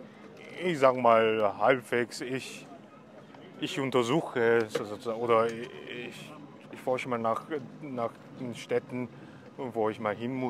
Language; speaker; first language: German; non-native, fluent; Korean